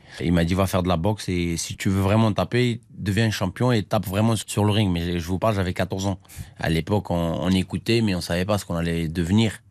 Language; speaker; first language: French; early bilingual, other home language; Armenian